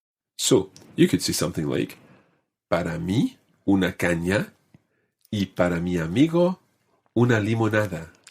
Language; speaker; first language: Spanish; non-native, fluent; English